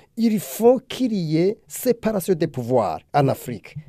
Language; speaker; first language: French; non-native, local second language; Rundi